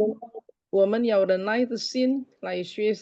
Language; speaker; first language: Chinese; non-native, learner; Indonesian